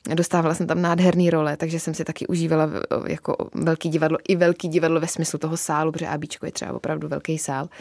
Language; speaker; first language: Czech; native; Czech